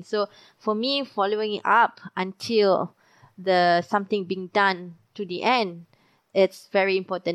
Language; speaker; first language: English; non-native, local second language; Malay